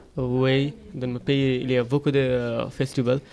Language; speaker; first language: French; non-native, fluent; Bangla